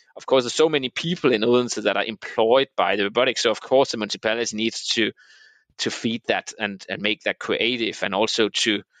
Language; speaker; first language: English; non-native, fluent; Danish